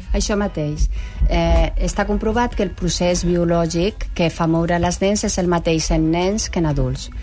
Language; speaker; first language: Catalan; non-native, local second language; Spanish